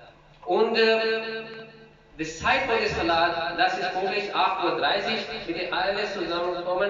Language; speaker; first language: German; non-native, learner; Urdu